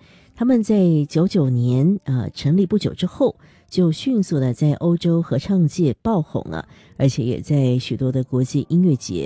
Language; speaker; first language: Chinese; native; Chinese